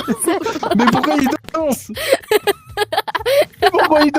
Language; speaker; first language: French; native; French